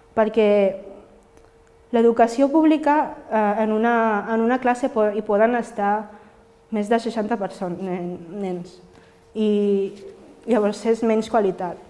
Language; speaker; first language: Catalan; early bilingual, other home language; Filipino